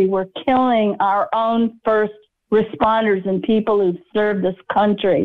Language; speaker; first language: English; native; English